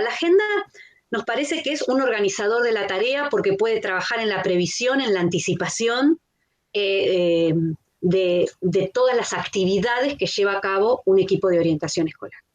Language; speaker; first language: Spanish; native; Spanish